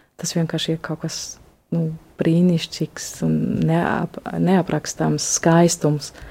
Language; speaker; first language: Latvian; non-native, fluent; German